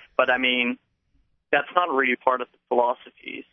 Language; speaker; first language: English; non-native, fluent; Dutch